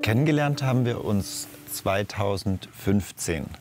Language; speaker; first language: German; native; German